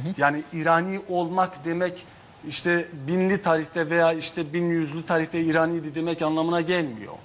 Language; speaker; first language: Turkish; non-native, local second language; Zaza